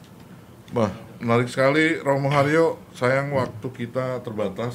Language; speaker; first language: Indonesian; native; Indonesian